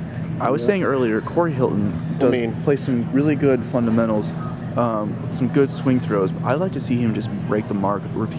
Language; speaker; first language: English; native; English